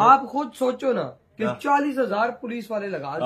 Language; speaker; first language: Hindi; native; Hindi